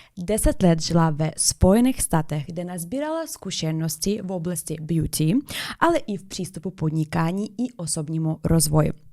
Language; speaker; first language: Czech; non-native, fluent; Russian